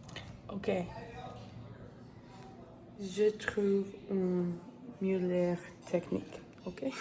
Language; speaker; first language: French; non-native, learner; English